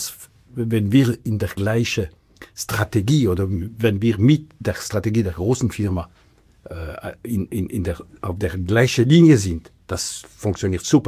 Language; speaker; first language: German; non-native, local second language; French